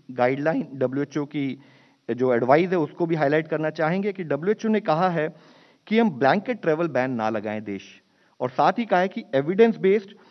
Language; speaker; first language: Hindi; native; Hindi